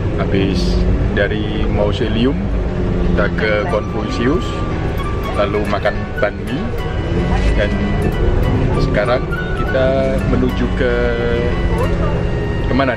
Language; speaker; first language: Indonesian; non-native, learner; Vietnamese